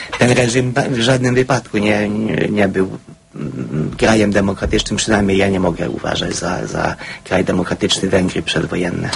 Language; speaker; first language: Polish; non-native, fluent; Hungarian